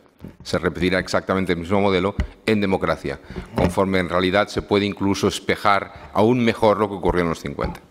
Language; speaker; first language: Spanish; native; Spanish